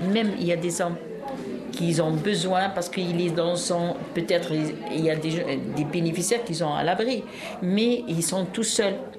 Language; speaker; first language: French; non-native, local second language; Arabic